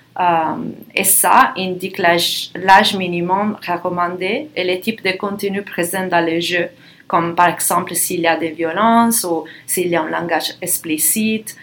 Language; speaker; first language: French; non-native, fluent; Italian